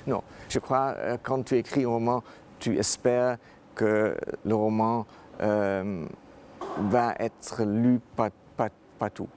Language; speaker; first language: French; non-native, fluent; Dutch